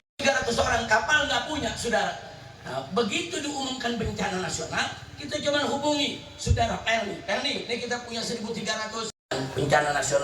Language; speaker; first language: Indonesian; native; Indonesian